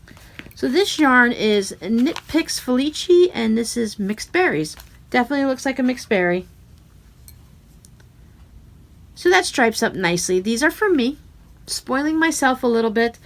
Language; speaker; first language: English; native; English